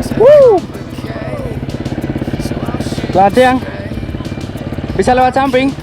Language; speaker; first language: Indonesian; non-native, learner; English